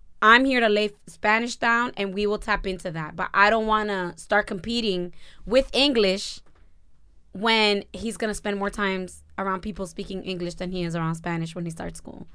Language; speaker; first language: English; early bilingual, other home language; Spanish